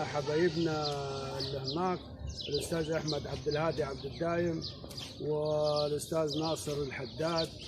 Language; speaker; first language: Arabic; native; Arabic